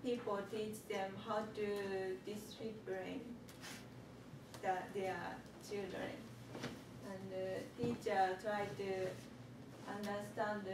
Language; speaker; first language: English; non-native, learner; Japanese